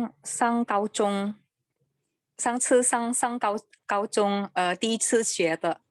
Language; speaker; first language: Chinese; non-native, learner; Indonesian